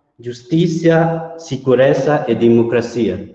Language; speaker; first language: Italian; non-native, fluent; Burmese